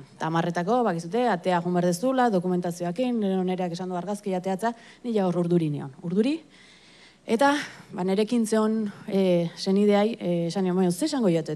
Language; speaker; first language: Basque; native; Basque